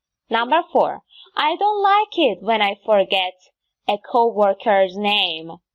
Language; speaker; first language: English; non-native, fluent; Persian